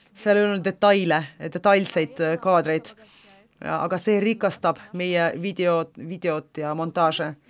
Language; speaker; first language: Estonian; non-native, local second language; Russian